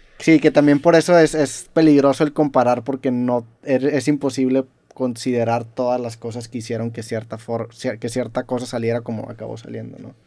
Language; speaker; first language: Spanish; native; Spanish